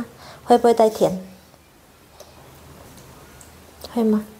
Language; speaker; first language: Chinese; non-native, learner; Indonesian